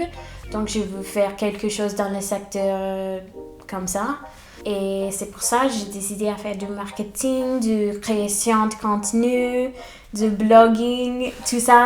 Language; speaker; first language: French; non-native, fluent; English